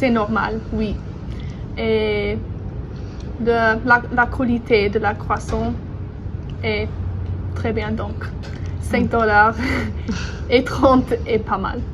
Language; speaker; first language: French; non-native, learner; English